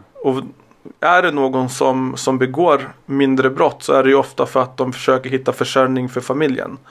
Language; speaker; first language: Swedish; early bilingual, other home language; Serbian